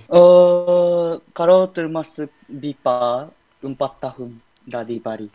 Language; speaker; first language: Indonesian; non-native, learner; Japanese